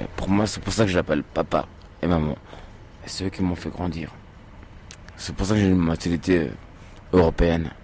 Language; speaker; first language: French; early bilingual, other home language; Portuguese